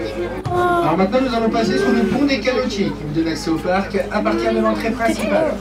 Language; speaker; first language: French; native; French